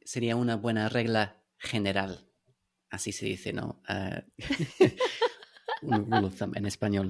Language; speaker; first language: Spanish; non-native, fluent; English